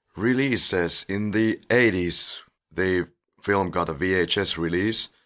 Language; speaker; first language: English; non-native, fluent; Finnish